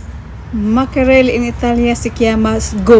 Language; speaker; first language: Italian; non-native, learner; Cebuano